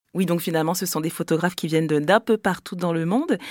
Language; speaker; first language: French; native; French